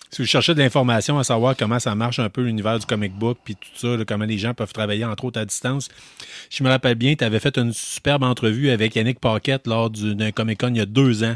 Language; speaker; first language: French; native; French